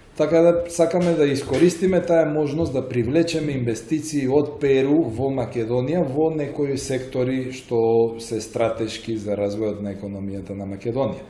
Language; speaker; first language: Macedonian; native; Macedonian